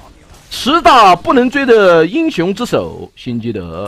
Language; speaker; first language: Chinese; native; Chinese